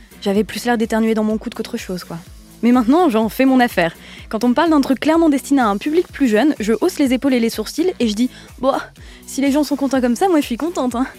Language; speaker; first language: French; native; French